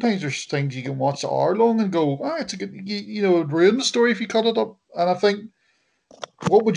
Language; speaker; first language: English; native; English